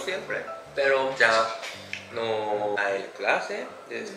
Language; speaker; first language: Spanish; non-native, learner; Japanese